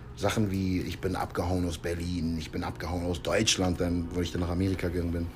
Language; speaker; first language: German; early bilingual, heritage; English